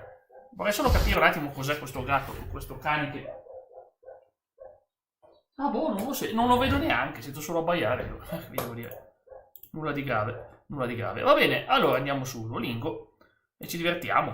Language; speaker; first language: Italian; native; Italian